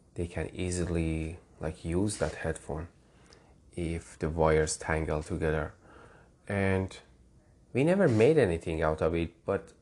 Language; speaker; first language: English; non-native, fluent; Persian